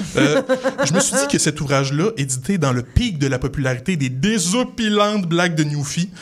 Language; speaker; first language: French; native; French